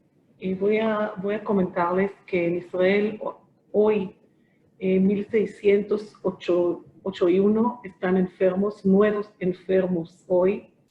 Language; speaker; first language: Spanish; non-native, fluent; Hebrew